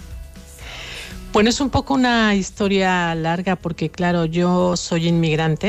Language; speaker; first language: Spanish; native; Spanish